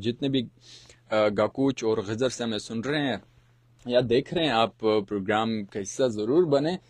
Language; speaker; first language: Urdu; non-native, local second language; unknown